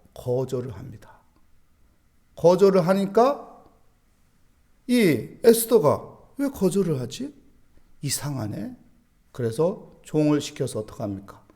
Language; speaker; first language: Korean; native; Korean